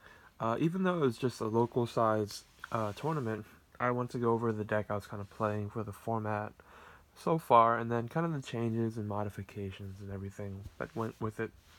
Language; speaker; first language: English; native; English